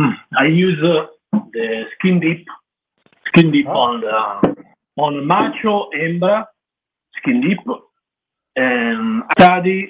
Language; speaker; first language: English; non-native, learner; Italian